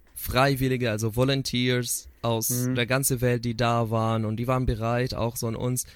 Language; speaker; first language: German; non-native, fluent; Arabic